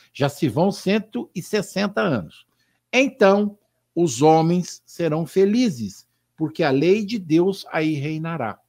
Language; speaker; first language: Portuguese; native; Portuguese